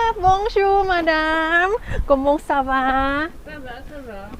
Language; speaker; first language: French; non-native, learner; Thai